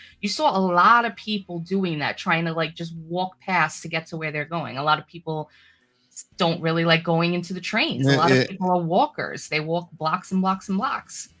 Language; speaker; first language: English; native; English